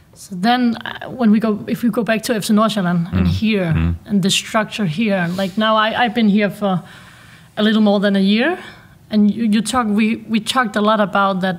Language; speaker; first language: English; non-native, fluent; Danish